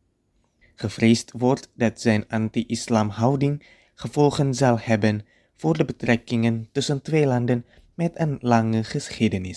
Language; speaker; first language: Dutch; non-native, fluent; Indonesian